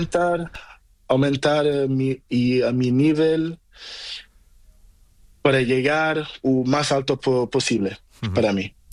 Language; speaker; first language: Spanish; non-native, learner; Portuguese